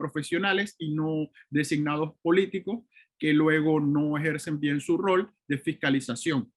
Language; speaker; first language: Spanish; native; Spanish